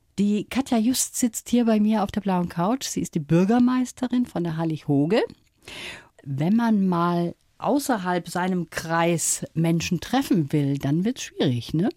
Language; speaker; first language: German; native; German